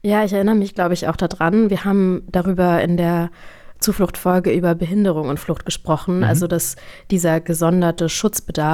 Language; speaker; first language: German; native; German